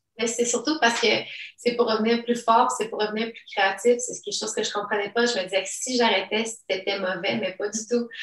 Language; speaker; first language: French; early bilingual, other home language; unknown